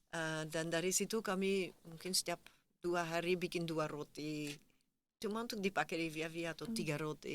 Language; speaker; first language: Indonesian; non-native, fluent; Dutch